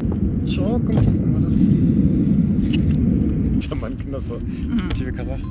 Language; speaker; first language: Korean; non-native, learner; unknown